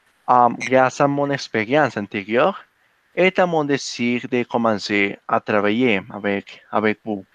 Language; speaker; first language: French; non-native, learner; Spanish